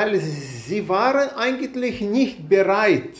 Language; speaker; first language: German; non-native, learner; Russian